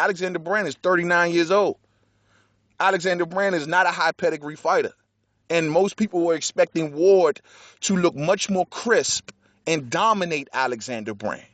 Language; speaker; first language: English; native; English